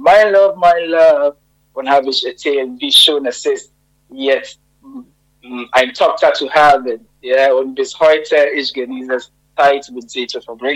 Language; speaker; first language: German; non-native, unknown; Akan